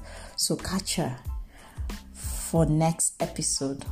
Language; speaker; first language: English; non-native, local second language; Igbo